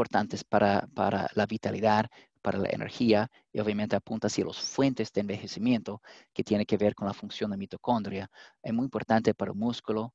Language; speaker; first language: Spanish; non-native, fluent; English